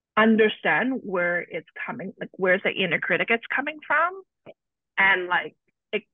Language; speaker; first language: English; native; English